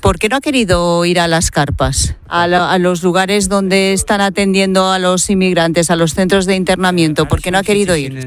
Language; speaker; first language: Spanish; native; Spanish